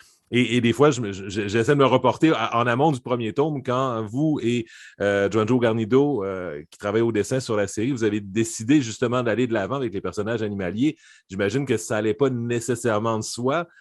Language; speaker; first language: French; native; French